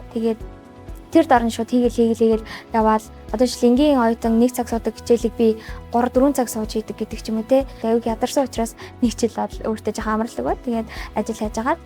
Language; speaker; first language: Mongolian; native; Mongolian